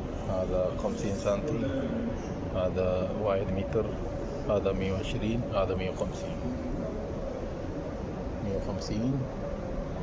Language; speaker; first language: Arabic; non-native, learner; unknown